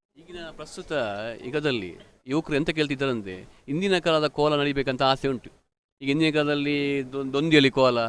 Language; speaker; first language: Kannada; non-native, local second language; Tulu